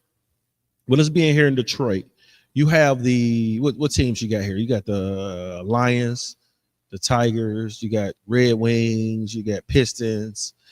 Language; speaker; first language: English; native; English